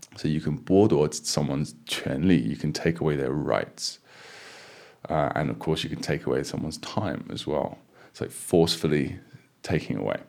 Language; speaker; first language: English; native; English